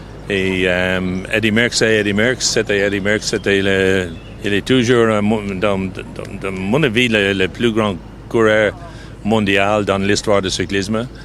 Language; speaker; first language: French; non-native, fluent; English